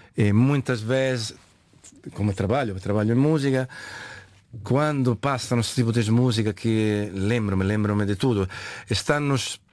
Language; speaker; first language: Portuguese; non-native, fluent; Italian